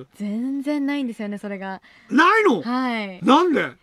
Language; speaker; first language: Japanese; native; Japanese